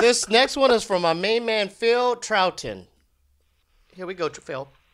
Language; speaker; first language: English; early bilingual, other home language; Korean